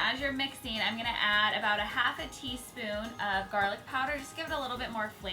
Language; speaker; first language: English; native; English